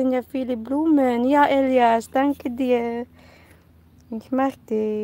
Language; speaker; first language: German; non-native, learner; Filipino